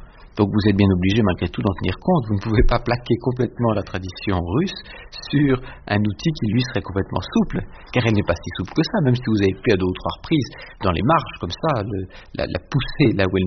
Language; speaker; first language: French; native; French